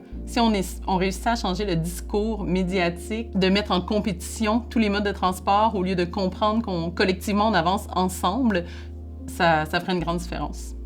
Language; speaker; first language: French; native; French